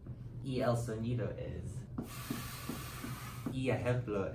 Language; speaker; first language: Spanish; non-native, learner; English